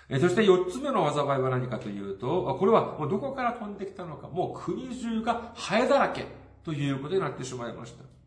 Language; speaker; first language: Japanese; non-native, fluent; Korean